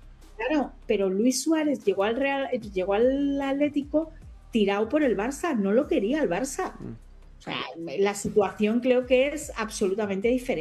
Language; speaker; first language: Spanish; native; Spanish